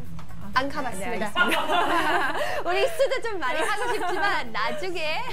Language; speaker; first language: Korean; non-native, learner; English